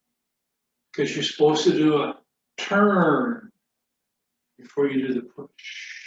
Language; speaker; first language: English; native; English